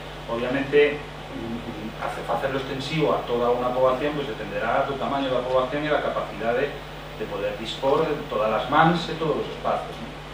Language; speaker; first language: Galician; non-native, fluent; Spanish